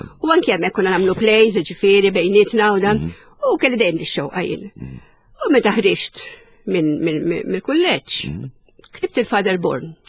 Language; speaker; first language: Maltese; early bilingual, other home language; Italian